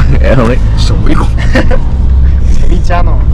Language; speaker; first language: Korean; native; Korean